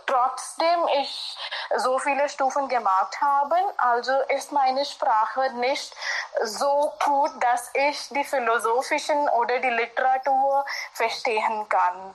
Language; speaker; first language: German; non-native, fluent; Hindi